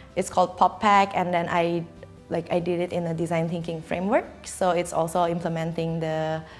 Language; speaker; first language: English; non-native, fluent; Indonesian